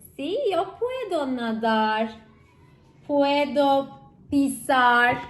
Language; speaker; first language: Spanish; non-native, learner; Turkish